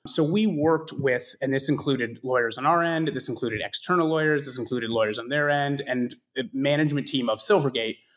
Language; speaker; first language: English; native; English